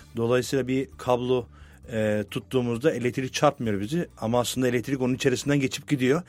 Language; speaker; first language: Turkish; native; Turkish